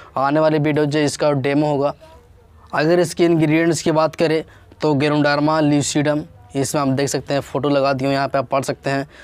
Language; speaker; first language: Hindi; native; Hindi